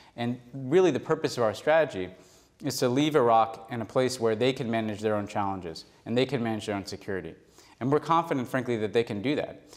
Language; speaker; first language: English; native; English